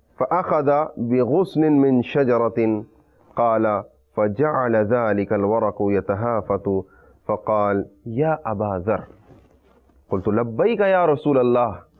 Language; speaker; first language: Arabic; non-native, fluent; Urdu